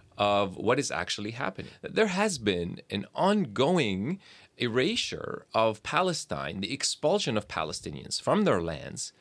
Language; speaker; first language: English; early bilingual, other home language; Arabic